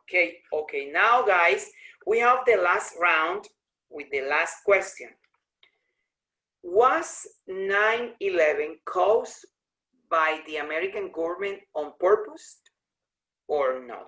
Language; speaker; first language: English; non-native, learner; Spanish